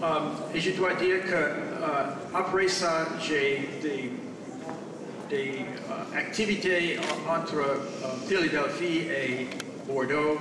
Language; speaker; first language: French; non-native, fluent; English